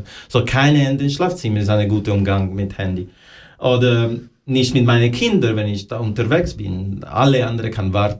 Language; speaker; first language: German; non-native, learner; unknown